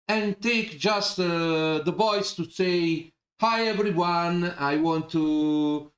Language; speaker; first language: English; non-native, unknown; Italian